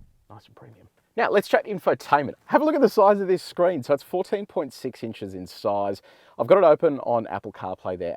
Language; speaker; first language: English; native; English